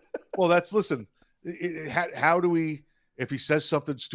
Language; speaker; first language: English; native; English